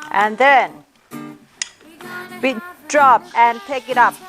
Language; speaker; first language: English; non-native, fluent; Thai